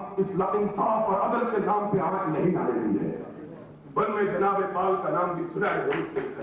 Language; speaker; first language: Urdu; non-native, local second language; Punjabi